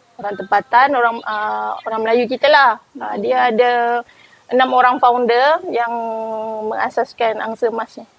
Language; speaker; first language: Malay; native; Malay